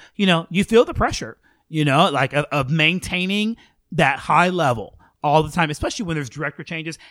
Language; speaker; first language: English; native; English